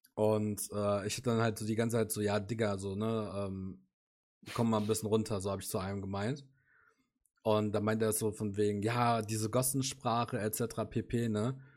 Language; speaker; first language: German; native; German